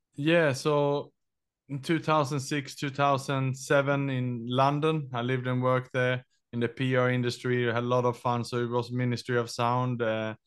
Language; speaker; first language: English; non-native, fluent; Swedish